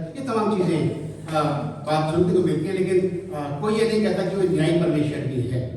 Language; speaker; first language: Hindi; native; Hindi